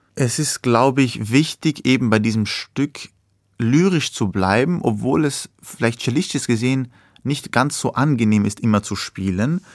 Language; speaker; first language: German; early bilingual, other home language; Persian